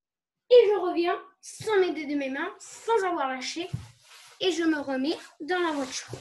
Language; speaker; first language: French; native; French